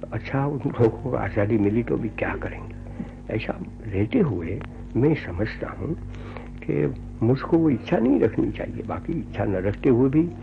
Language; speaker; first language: Hindi; non-native, local second language; Gujarati